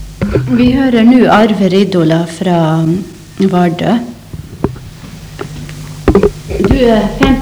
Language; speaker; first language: Norwegian; native; Norwegian